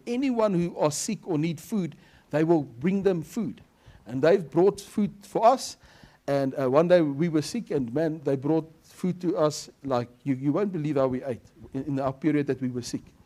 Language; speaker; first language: English; non-native, local second language; Afrikaans